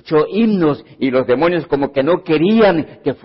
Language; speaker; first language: Spanish; early bilingual, heritage; Spanish